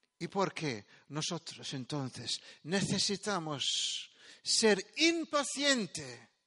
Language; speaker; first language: Spanish; non-native, fluent; Maltese